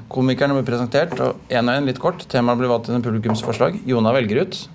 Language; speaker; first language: Norwegian; native; Norwegian